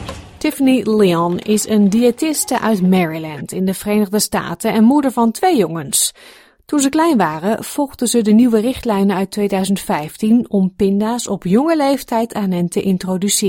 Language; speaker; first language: Dutch; native; Dutch